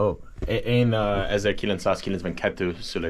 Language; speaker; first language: Hungarian; non-native, learner; English